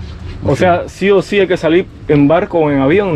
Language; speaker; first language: Spanish; native; Spanish